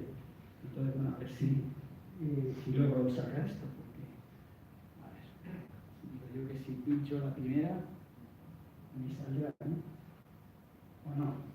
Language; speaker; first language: Spanish; native; Spanish